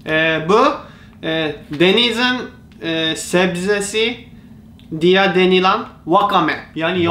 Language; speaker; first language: Turkish; non-native, learner; Japanese